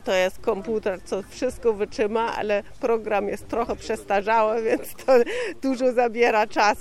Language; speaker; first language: Polish; non-native, fluent; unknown